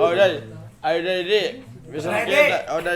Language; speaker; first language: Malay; non-native, local second language; Sundanese